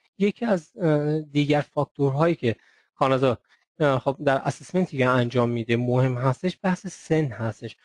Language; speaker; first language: Persian; native; Persian